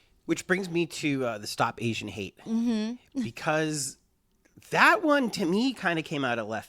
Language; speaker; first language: English; native; English